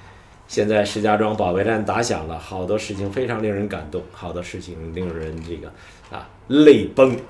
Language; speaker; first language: Chinese; native; Chinese